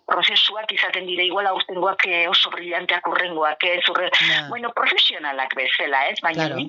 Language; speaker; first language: Basque; native; Basque